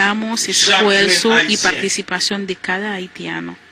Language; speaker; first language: Spanish; non-native, fluent; Haitian Creole